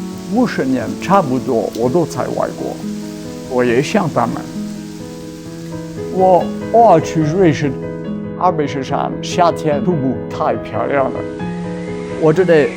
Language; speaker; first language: Chinese; non-native, fluent; French